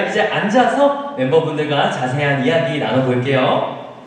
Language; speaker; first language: Korean; native; Korean